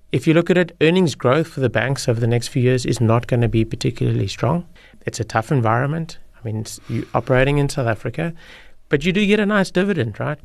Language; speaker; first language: English; native; English